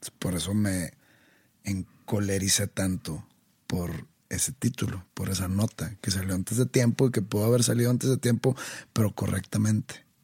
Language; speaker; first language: Spanish; native; Spanish